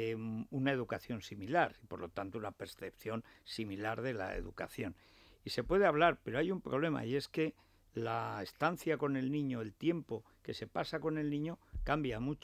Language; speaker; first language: Spanish; native; Spanish